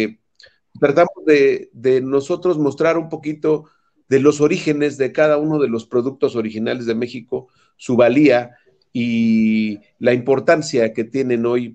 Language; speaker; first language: Spanish; native; Spanish